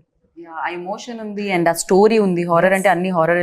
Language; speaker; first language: Telugu; native; Telugu